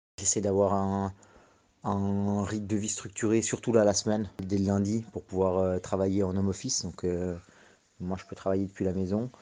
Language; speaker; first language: French; native; French